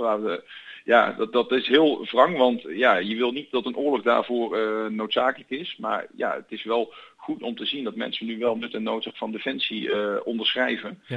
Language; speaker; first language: Dutch; native; Dutch